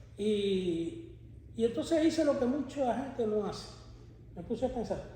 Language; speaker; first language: Spanish; native; Spanish